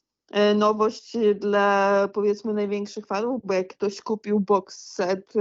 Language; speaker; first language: Polish; native; Polish